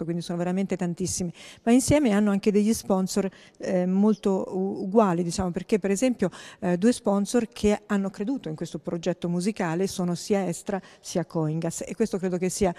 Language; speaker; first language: Italian; native; Italian